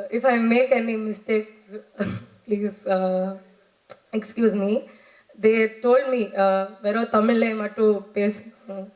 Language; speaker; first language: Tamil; non-native, learner; Kannada